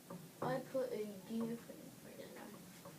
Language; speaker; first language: English; native; English